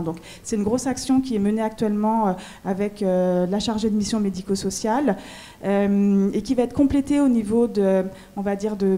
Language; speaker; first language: French; native; French